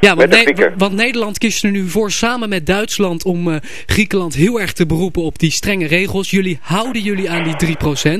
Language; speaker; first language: Dutch; native; Dutch